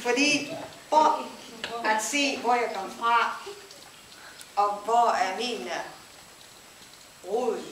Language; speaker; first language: Danish; non-native, learner; Filipino